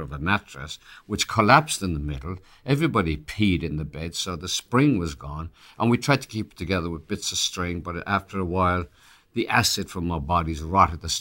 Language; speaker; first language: English; native; English